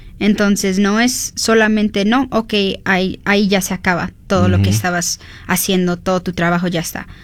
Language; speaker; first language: Spanish; early bilingual, heritage; Spanish